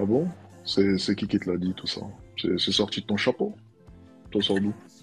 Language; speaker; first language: French; native; French